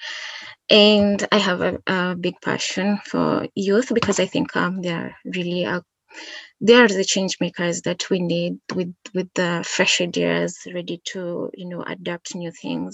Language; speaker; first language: English; non-native, local second language; Gusii